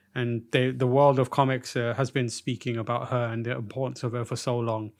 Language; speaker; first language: English; early bilingual, other home language; Urdu